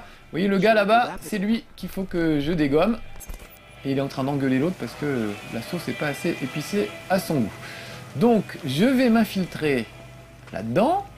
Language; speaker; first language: French; native; French